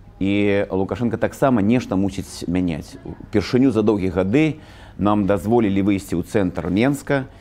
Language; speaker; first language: Belarusian; native; Belarusian